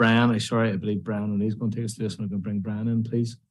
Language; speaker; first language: English; native; English